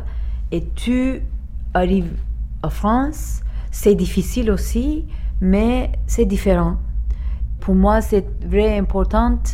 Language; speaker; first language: French; non-native, learner; Turkish